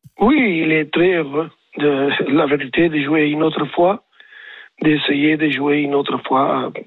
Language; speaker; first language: French; non-native, learner; Spanish